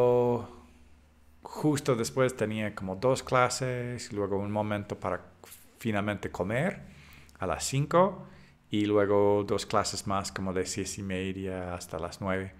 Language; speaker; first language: Spanish; non-native, fluent; English